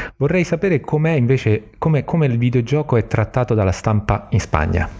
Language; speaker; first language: Italian; native; Italian